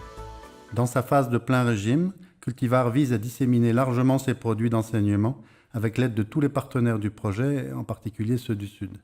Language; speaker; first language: French; native; French